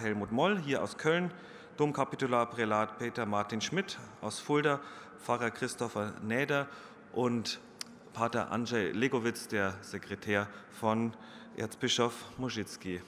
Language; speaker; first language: German; native; German